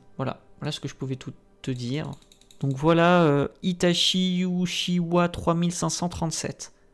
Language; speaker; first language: French; native; French